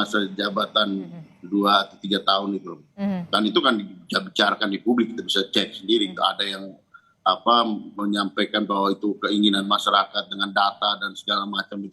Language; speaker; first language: Indonesian; native; Indonesian